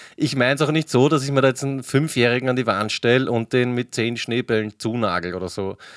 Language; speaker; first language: German; native; German